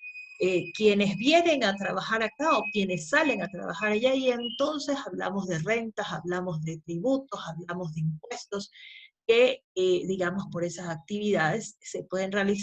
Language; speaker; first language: Spanish; native; Spanish